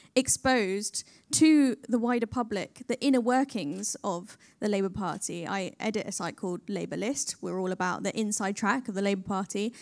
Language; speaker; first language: English; native; English